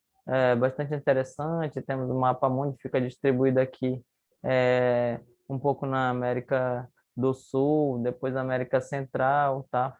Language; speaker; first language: Portuguese; native; Portuguese